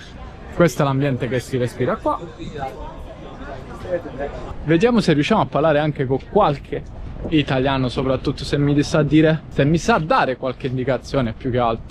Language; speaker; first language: Italian; native; Italian